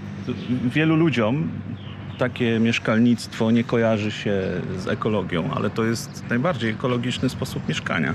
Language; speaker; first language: Polish; native; Polish